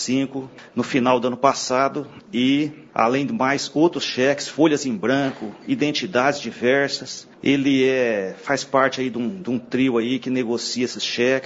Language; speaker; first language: Portuguese; native; Portuguese